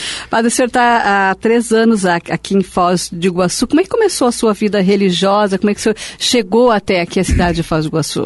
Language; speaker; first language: Portuguese; native; Portuguese